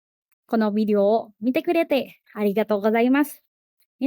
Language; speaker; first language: Japanese; non-native, learner; Indonesian